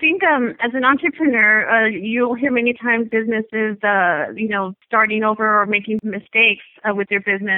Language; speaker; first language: English; native; English